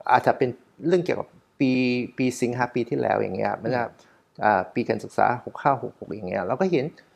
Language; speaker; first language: Thai; non-native, fluent; Chinese